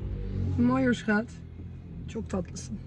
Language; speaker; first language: Turkish; early bilingual, heritage; Dutch